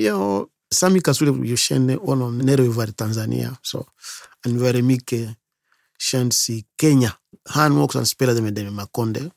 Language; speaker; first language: Swedish; non-native, learner; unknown